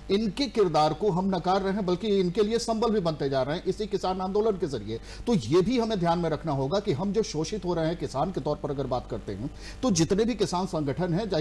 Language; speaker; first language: Hindi; native; Hindi